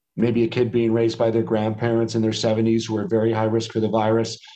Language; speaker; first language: English; native; English